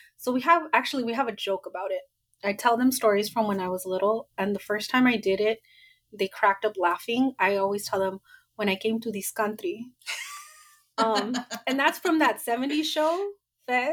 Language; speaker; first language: English; early bilingual, other home language; Spanish